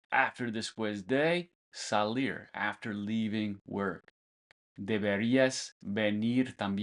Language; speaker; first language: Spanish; non-native, fluent; English